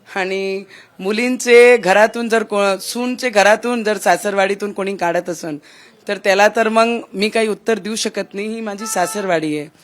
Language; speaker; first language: Marathi; non-native, local second language; Punjabi